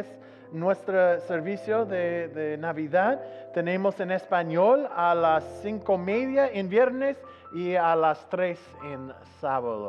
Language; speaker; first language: Spanish; non-native, fluent; English